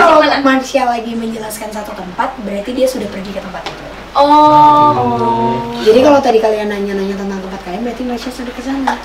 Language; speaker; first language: Indonesian; native; Indonesian